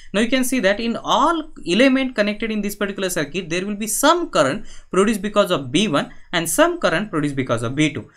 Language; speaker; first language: English; non-native, local second language; Marathi